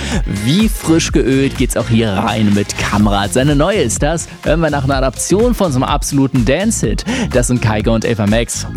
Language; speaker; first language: German; native; German